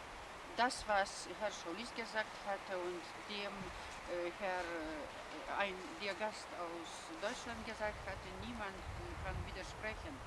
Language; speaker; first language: German; non-native, fluent; Lithuanian